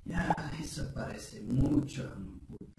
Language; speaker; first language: Spanish; non-native, learner; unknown